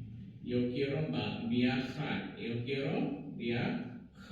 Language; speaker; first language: Spanish; non-native, learner; Hindi